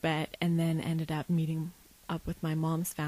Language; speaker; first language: English; native; English